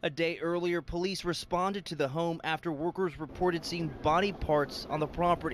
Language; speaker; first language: English; native; English